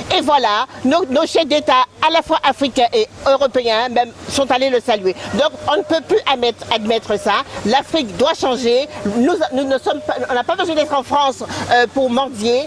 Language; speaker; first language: French; native; French